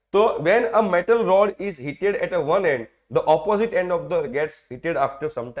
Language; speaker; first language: English; non-native, local second language; Gujarati